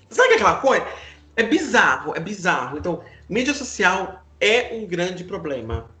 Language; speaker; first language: Portuguese; native; Portuguese